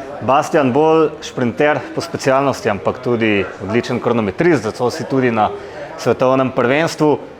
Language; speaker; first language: Slovenian; native; Slovenian